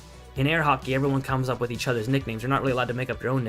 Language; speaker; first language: English; native; English